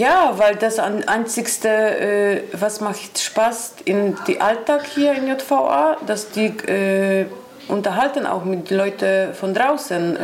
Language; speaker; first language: German; non-native, learner; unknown